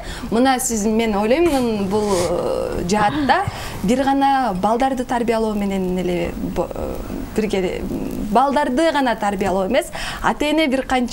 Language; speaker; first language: Kyrgyz; native; Kyrgyz